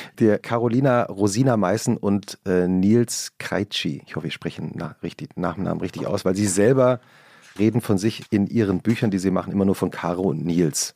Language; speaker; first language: German; native; German